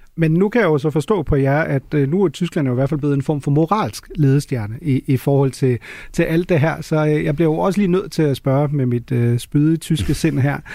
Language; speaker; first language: Danish; non-native, local second language; German